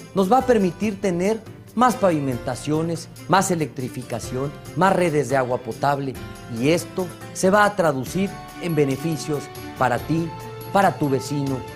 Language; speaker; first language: Spanish; native; Spanish